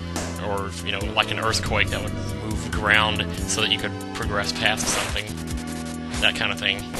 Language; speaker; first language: English; native; English